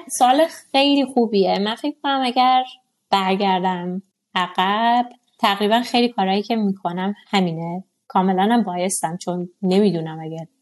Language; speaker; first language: Persian; non-native, local second language; Azerbaijani